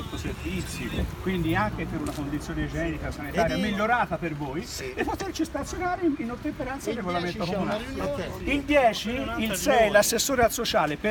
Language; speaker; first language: Italian; native; Italian